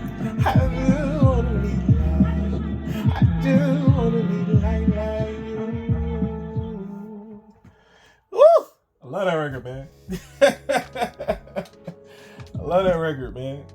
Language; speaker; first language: English; native; English